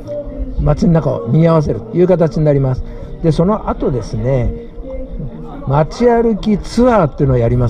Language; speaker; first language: Japanese; native; Japanese